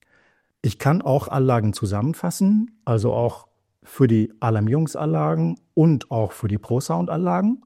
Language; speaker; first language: German; native; German